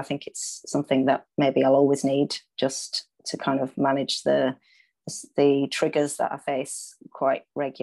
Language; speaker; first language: English; native; English